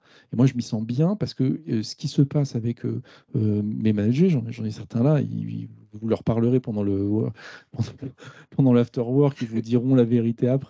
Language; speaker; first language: French; native; French